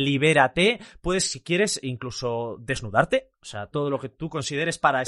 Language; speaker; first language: Spanish; native; Spanish